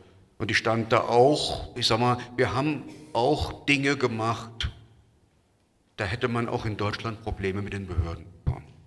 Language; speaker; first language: German; native; German